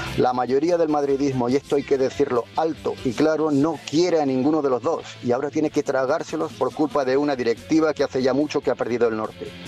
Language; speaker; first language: Spanish; native; Spanish